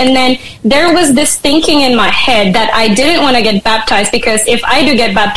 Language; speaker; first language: English; non-native, local second language; Filipino